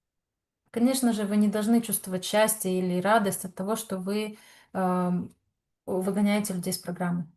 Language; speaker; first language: Russian; native; Russian